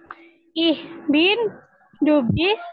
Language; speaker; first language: German; non-native, learner; Indonesian